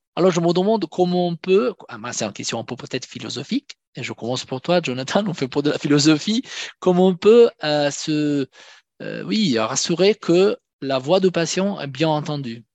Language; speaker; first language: French; non-native, fluent; Italian